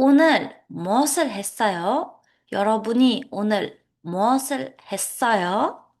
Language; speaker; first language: Korean; non-native, fluent; Uzbek